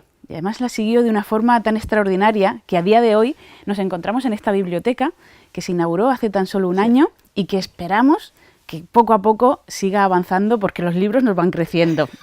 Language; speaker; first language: Spanish; native; Spanish